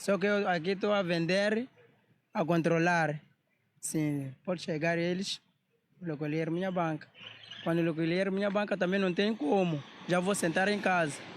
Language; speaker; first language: Portuguese; non-native, local second language; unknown